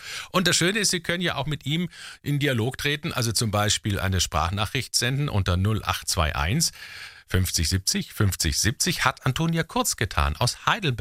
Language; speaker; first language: German; native; German